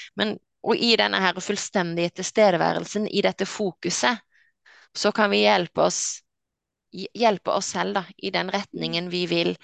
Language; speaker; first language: Norwegian; native; Norwegian